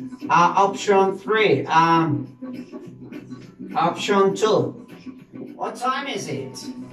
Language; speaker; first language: English; non-native, fluent; Spanish